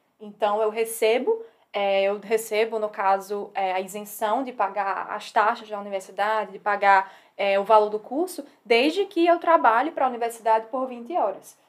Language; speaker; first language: Portuguese; native; Portuguese